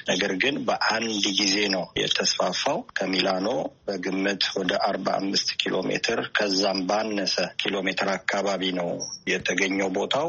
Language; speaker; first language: Amharic; non-native, local second language; Italian